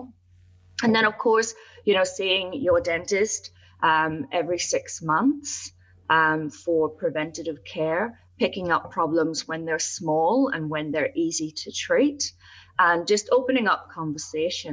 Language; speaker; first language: English; native; English